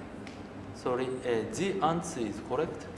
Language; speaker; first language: English; non-native, learner; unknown